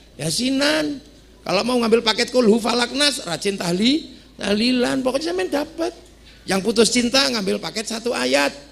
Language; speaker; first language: Indonesian; non-native, local second language; Javanese